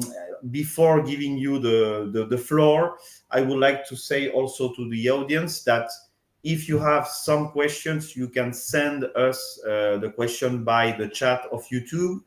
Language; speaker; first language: English; non-native, fluent; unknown